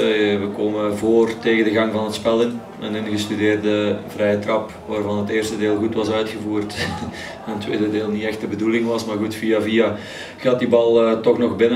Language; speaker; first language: Dutch; native; Dutch